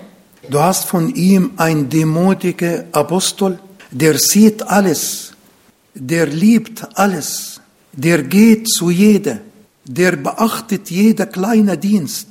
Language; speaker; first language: German; non-native, fluent; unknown